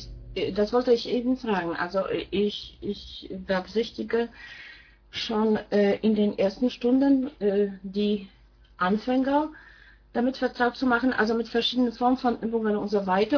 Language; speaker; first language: German; non-native, fluent; Polish